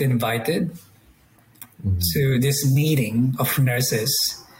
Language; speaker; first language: English; non-native, local second language; Iloko